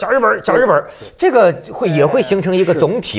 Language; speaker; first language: Chinese; native; Chinese